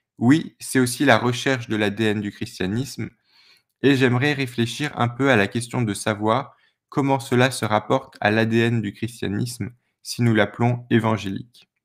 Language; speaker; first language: French; native; French